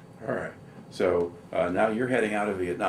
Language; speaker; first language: English; native; English